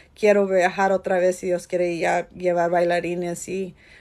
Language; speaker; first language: Spanish; early bilingual, heritage; Spanish